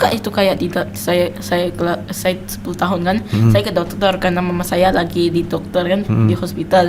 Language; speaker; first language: Indonesian; non-native, local second language; English